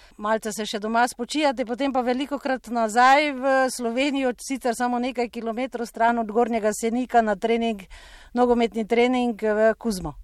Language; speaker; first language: Slovenian; native; Slovenian